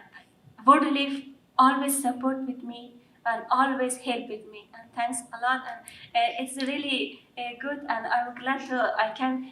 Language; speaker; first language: English; non-native, learner; Persian